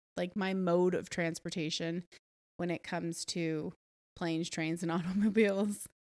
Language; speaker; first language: English; native; English